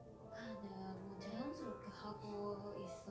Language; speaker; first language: Korean; non-native, learner; Japanese